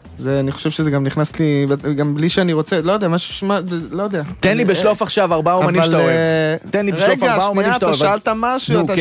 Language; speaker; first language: Hebrew; native; Hebrew